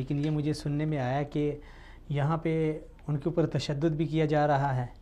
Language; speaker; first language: Urdu; native; Urdu